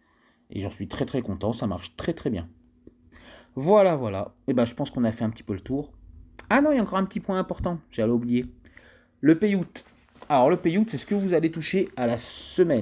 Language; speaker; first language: French; native; French